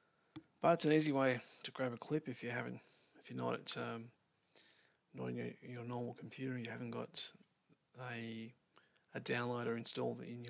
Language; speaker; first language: English; native; English